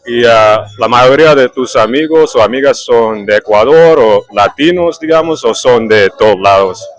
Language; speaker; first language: Spanish; non-native, learner; English